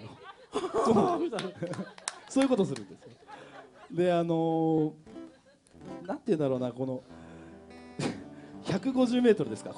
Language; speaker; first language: Japanese; native; Japanese